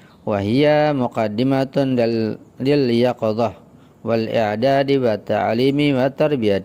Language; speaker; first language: Arabic; non-native, fluent; Indonesian